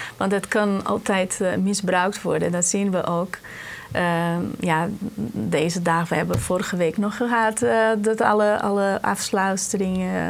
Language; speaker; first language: Dutch; non-native, fluent; Portuguese